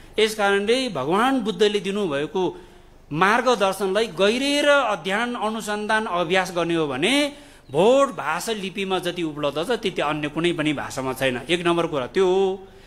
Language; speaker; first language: Nepali; non-native, local second language; Gurung